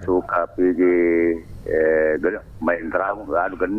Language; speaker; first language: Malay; non-native, local second language; Buginese